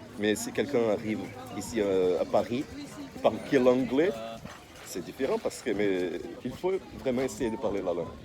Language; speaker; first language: French; non-native, fluent; Portuguese